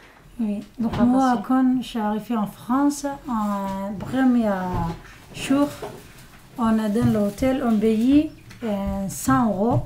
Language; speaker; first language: French; non-native, learner; Somali